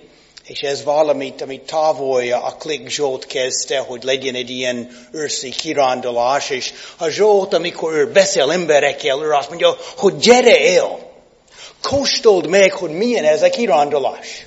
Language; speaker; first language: Hungarian; non-native, fluent; English